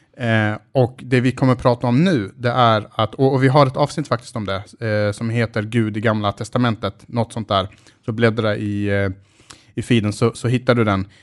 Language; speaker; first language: Swedish; early bilingual, other home language; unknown